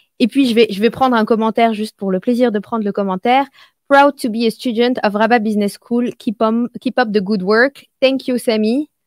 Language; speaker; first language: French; non-native, local second language; Arabic